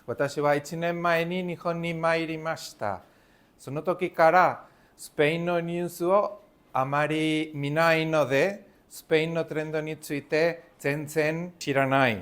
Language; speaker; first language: Japanese; non-native, learner; Spanish